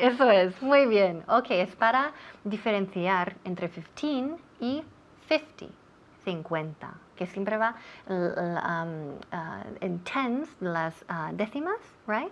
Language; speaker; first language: Spanish; non-native, fluent; English